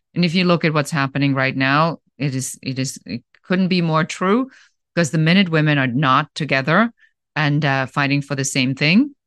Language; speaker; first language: English; non-native, fluent; German